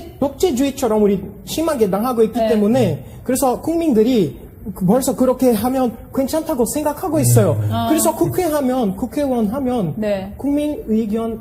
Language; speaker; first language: Korean; non-native, fluent; Portuguese